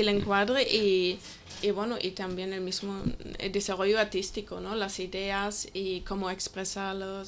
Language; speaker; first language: Spanish; non-native, fluent; German